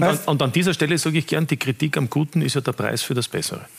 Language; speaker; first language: German; native; German